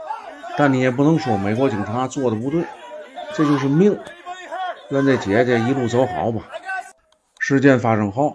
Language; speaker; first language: Chinese; native; Chinese